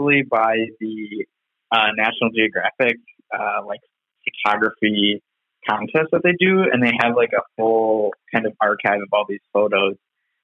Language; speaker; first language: English; native; English